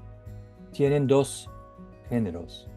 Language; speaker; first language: Spanish; non-native, fluent; Norwegian